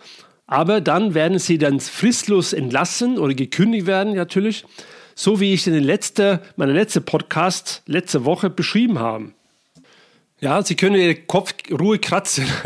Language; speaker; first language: German; non-native, fluent; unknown